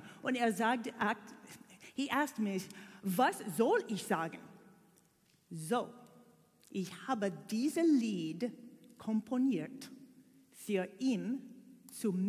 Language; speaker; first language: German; non-native, learner; English